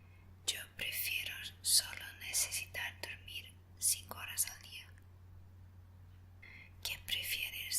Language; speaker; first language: Spanish; non-native, fluent; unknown